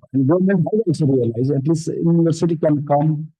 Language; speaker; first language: English; non-native, local second language; Nepali